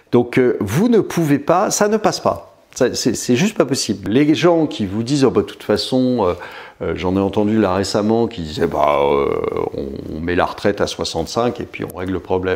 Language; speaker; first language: French; native; French